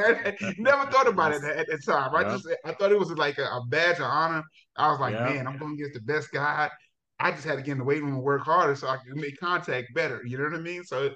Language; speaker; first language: English; native; English